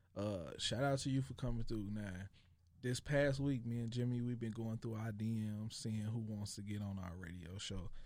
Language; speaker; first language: English; native; English